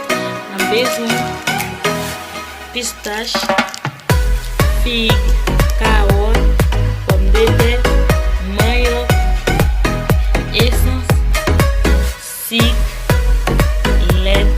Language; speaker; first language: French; non-native, local second language; Haitian Creole